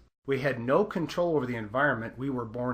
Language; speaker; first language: English; native; English